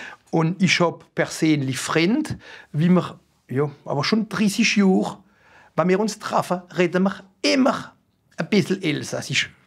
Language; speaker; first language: German; non-native, local second language; French